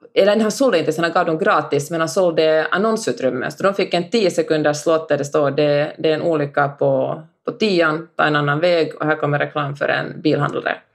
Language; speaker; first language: Swedish; native; Swedish